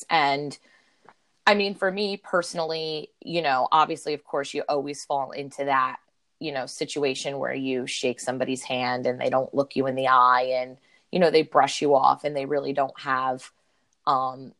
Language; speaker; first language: English; native; English